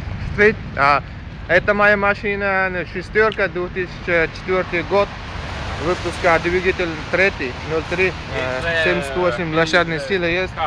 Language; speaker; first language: Russian; non-native, learner; Uzbek